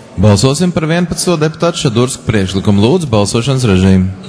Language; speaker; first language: Latvian; native; Latvian